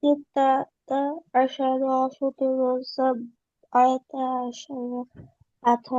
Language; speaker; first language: Arabic; non-native, learner; Bangla